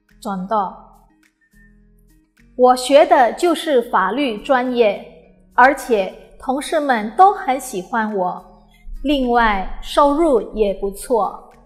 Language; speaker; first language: Chinese; non-native, fluent; Indonesian